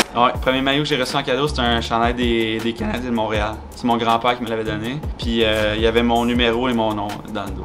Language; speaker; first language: French; native; French